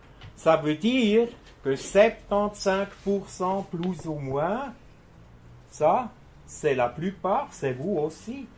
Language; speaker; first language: French; non-native, fluent; German